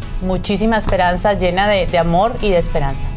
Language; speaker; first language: Spanish; native; Spanish